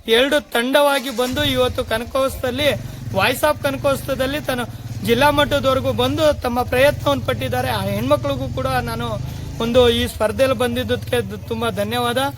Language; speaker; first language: Kannada; non-native, local second language; Lambadi